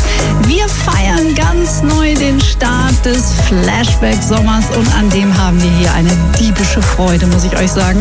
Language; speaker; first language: German; native; German